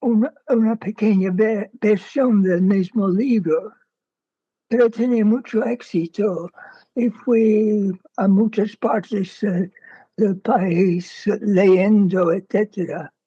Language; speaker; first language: Spanish; non-native, fluent; English